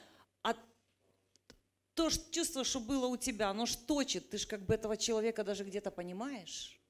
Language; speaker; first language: Russian; native; Russian